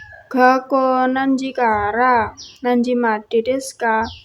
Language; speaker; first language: Japanese; non-native, learner; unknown